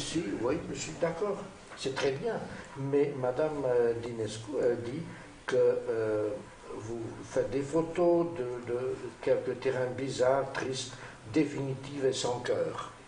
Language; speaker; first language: French; non-native, fluent; Romanian